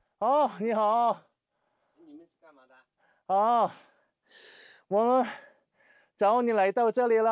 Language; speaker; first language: Chinese; non-native, learner; Korean